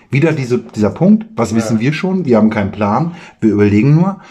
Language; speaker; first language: German; native; German